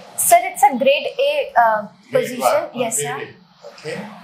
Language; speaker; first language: English; non-native, local second language; Hindi